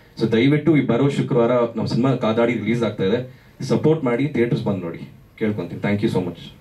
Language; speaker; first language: Kannada; native; Kannada